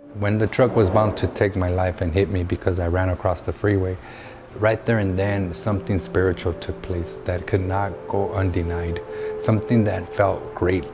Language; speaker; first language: English; native; English